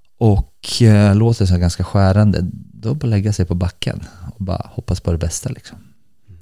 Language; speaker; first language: Swedish; early bilingual, other home language; Bosnian